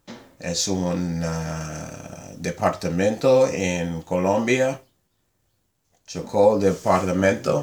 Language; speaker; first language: Spanish; non-native, learner; English